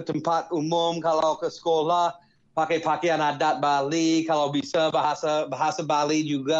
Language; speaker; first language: Indonesian; non-native, fluent; English